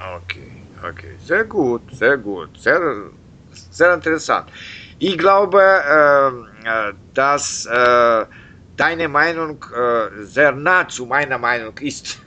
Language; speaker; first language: German; non-native, fluent; Russian